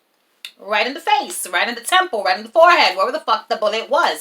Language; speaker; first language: English; native; English